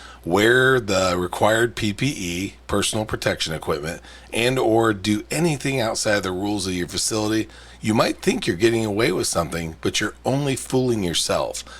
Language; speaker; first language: English; native; English